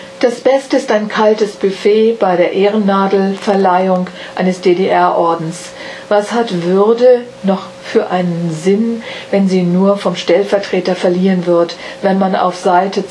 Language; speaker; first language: German; native; German